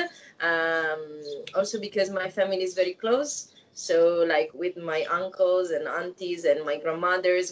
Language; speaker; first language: English; non-native, fluent; Italian